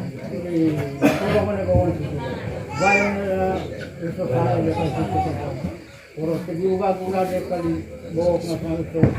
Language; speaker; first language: Indonesian; non-native, local second language; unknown